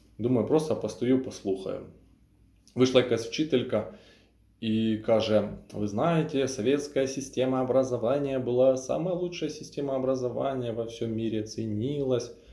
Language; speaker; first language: Ukrainian; non-native, local second language; Russian